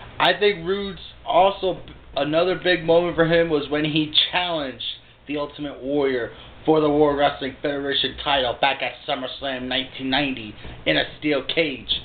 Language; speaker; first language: English; native; English